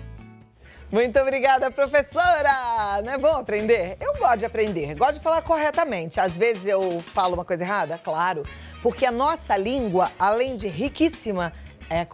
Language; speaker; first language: Portuguese; native; Portuguese